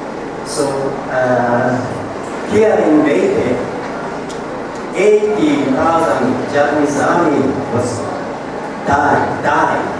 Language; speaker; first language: English; non-native, learner; Japanese